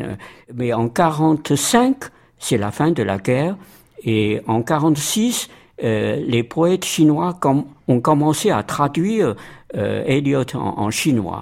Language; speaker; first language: French; non-native, fluent; Chinese